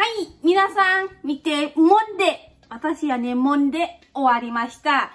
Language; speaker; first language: Japanese; non-native, fluent; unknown